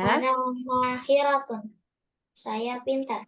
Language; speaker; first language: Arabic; non-native, learner; Indonesian